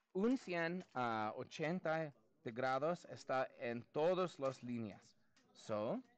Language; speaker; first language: Spanish; non-native, learner; English